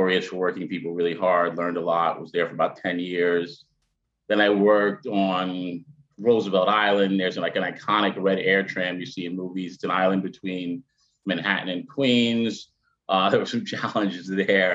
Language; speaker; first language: English; native; English